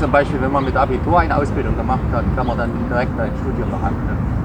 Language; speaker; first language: German; native; German